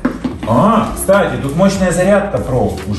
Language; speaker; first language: Russian; native; Russian